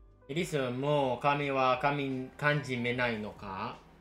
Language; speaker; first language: Japanese; non-native, fluent; English